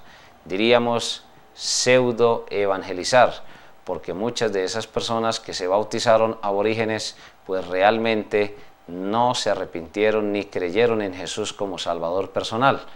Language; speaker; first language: Spanish; native; Spanish